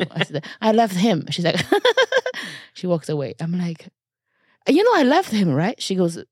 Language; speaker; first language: English; non-native, fluent; Chinese